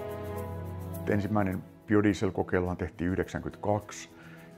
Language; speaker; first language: Finnish; native; Finnish